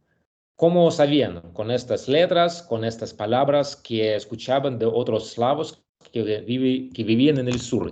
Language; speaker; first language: Spanish; non-native, learner; Russian